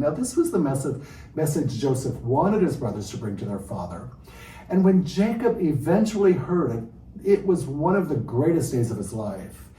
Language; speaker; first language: English; native; English